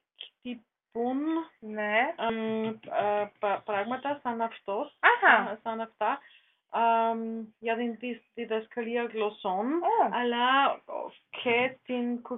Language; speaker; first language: Greek; non-native, learner; German